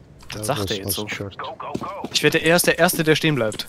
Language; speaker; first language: German; native; German